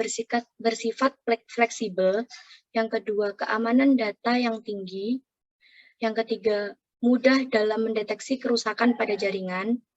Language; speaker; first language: Indonesian; native; Indonesian